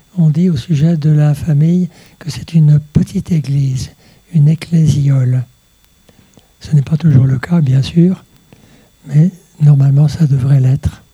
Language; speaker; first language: French; native; French